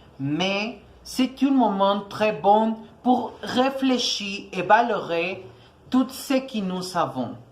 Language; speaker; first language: French; non-native, learner; Spanish